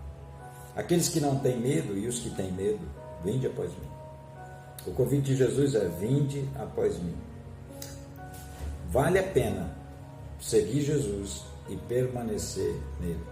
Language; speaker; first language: Portuguese; native; Portuguese